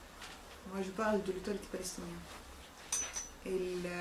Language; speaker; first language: French; non-native, fluent; Arabic